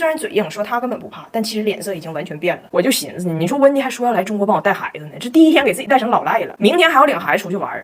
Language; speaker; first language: Chinese; native; Chinese